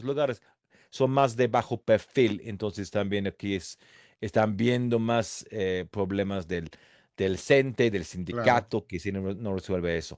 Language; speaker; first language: Spanish; non-native, fluent; English